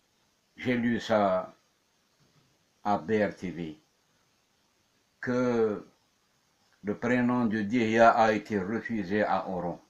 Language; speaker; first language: French; non-native, local second language; Kabyle